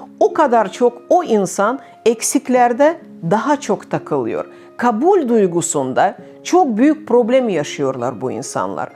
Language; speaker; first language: Turkish; non-native, fluent; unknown